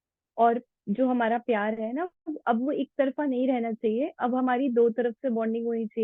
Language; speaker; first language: Hindi; native; Hindi